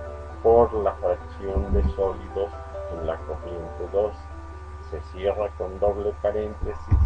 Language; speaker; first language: Spanish; native; Spanish